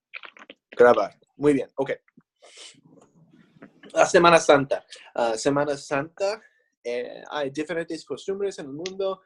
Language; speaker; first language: Spanish; non-native, fluent; English